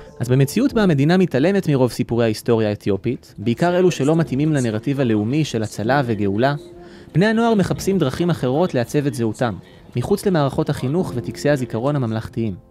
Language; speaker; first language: Hebrew; native; Hebrew